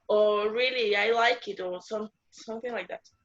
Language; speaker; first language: English; non-native, learner; Spanish